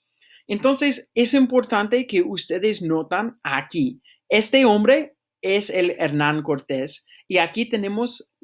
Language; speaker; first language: Spanish; non-native, fluent; English